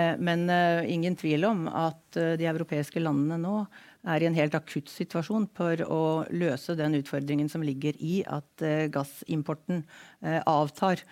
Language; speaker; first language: Norwegian; native; Norwegian